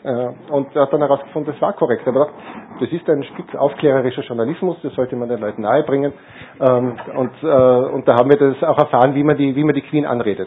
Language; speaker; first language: German; native; German